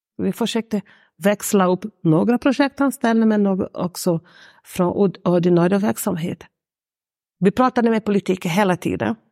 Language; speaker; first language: Swedish; non-native, fluent; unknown